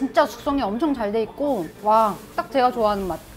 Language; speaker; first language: Korean; non-native, fluent; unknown